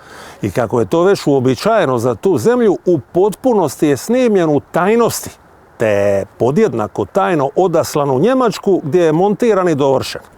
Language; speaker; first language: Bosnian; native; Bosnian